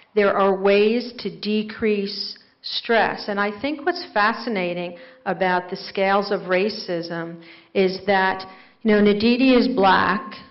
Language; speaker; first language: English; native; English